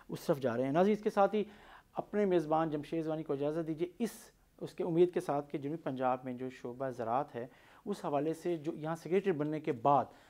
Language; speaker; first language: Urdu; non-native, local second language; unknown